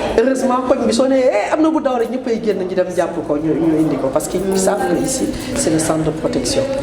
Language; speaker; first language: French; non-native, local second language; Wolof